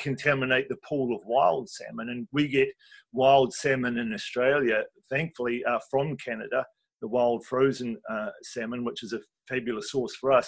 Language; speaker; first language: English; native; English